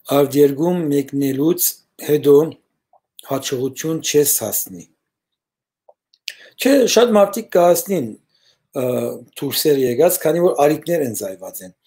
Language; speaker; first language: Armenian; early bilingual, heritage; Armenian